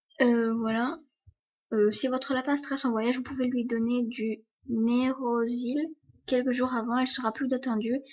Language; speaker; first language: French; early bilingual, other home language; Polish